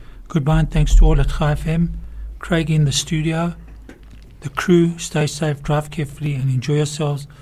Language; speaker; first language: English; native; English